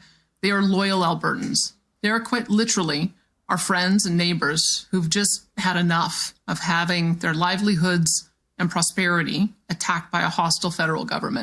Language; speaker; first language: English; native; English